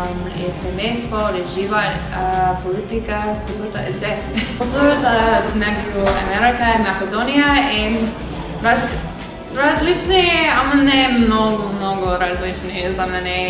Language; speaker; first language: Macedonian; non-native, learner; English